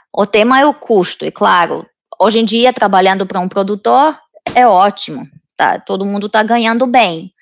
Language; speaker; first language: Portuguese; non-native, fluent; Romanian